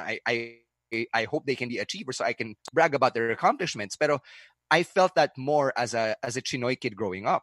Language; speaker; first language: English; non-native, local second language; Filipino